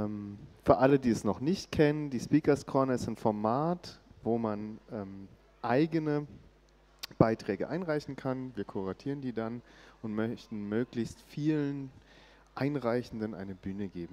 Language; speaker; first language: German; native; German